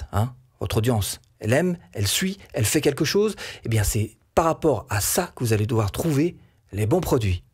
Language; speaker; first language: French; native; French